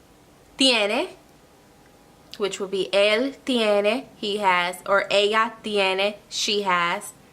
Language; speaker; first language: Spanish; non-native, fluent; English